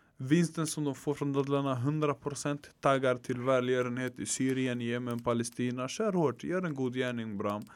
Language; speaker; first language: Swedish; early bilingual, other home language; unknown